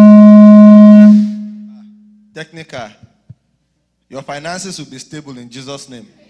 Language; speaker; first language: English; non-native, local second language; Yoruba